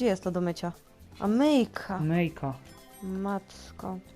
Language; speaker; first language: Polish; native; Polish